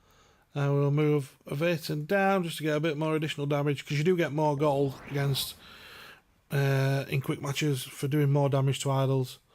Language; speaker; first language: English; native; English